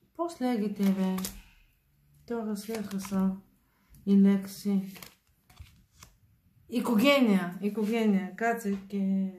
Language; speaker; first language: Greek; non-native, learner; Bulgarian